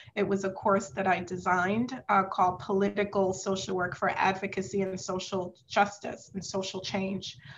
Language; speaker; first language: English; native; English